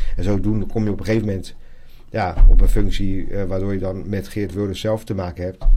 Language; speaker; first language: Dutch; native; Dutch